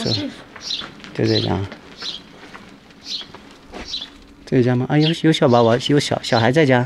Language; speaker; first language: Chinese; native; Chinese